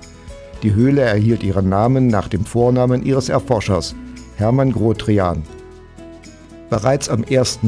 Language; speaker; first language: German; native; German